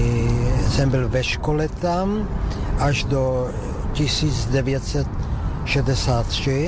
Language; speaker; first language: Czech; early bilingual, heritage; Czech